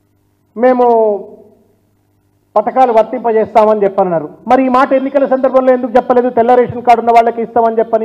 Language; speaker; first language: Telugu; native; Telugu